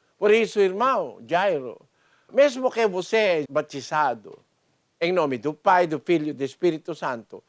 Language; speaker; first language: Portuguese; non-native, learner; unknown